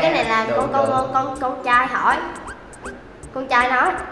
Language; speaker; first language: Vietnamese; native; Vietnamese